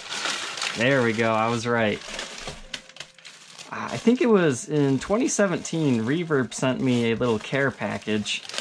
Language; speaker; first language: English; native; English